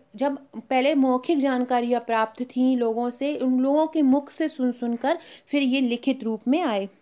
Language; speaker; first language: Hindi; native; Hindi